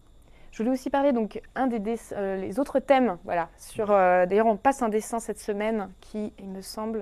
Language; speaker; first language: French; native; French